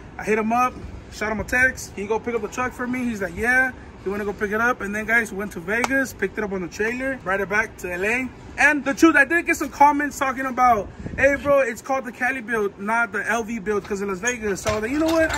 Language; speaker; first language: English; early bilingual, other home language; Spanish